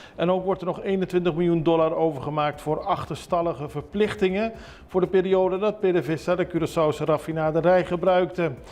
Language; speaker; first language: Dutch; non-native, local second language; Papiamento